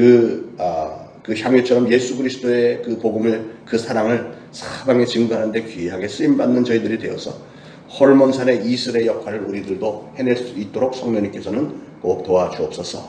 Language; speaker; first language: Korean; native; Korean